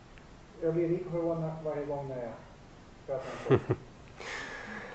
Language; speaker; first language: Swedish; non-native, fluent; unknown